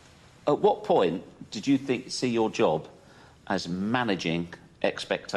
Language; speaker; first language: English; native; English